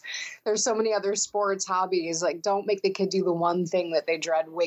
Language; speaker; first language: English; native; English